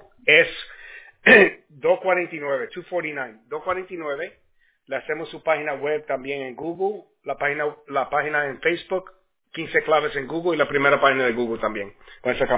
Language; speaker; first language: Spanish; early bilingual, heritage; Spanish